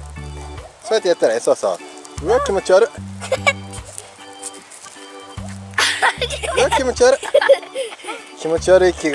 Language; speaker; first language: Japanese; native; Japanese